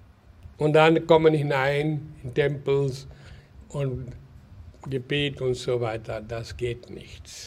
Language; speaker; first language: German; non-native, learner; Hindi